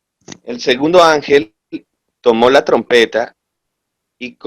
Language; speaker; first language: Spanish; native; Spanish